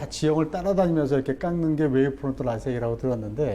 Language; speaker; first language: Korean; native; Korean